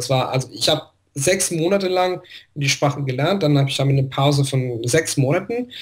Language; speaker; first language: German; non-native, fluent; Italian